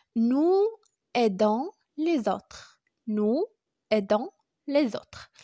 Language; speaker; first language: French; non-native, local second language; Arabic